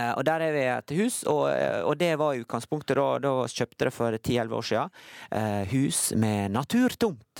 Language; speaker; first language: Norwegian; native; Norwegian